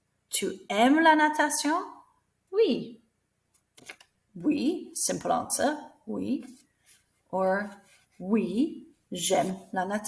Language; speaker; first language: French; non-native, fluent; English